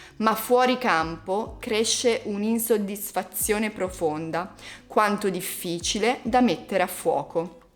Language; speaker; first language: Italian; native; Italian